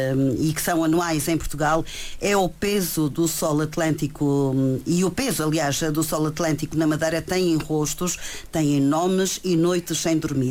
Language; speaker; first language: Portuguese; native; Portuguese